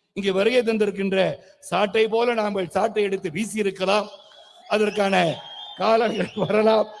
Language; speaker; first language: Tamil; native; Tamil